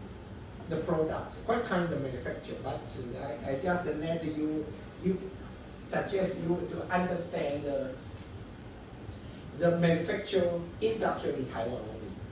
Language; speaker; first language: English; non-native, learner; Chinese